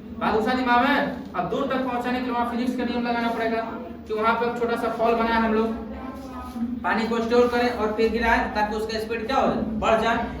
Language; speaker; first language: Hindi; native; Hindi